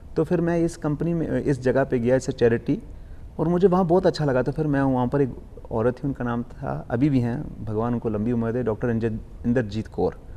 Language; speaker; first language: Hindi; early bilingual, heritage; Punjabi